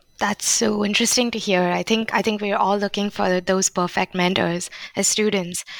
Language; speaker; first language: English; non-native, local second language; Hindi